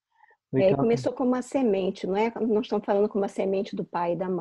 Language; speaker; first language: Portuguese; native; Portuguese